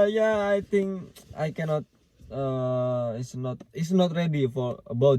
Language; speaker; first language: English; non-native, learner; Indonesian